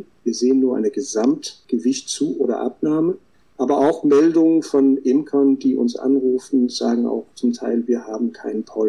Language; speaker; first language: German; non-native, fluent; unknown